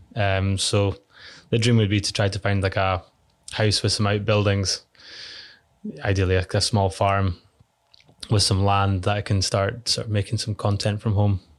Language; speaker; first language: English; native; English